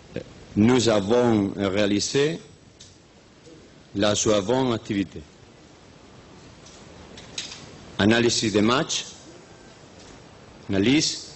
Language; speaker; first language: French; non-native, learner; Spanish